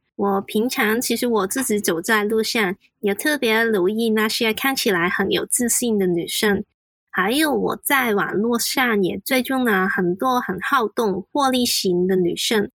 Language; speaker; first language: Chinese; non-native, local second language; Cantonese